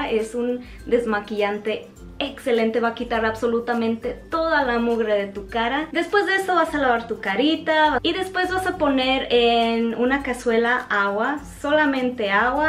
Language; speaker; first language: Spanish; native; Spanish